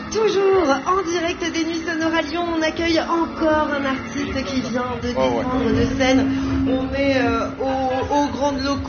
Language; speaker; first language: French; native; French